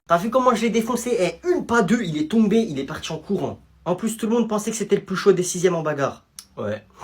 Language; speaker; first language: French; native; French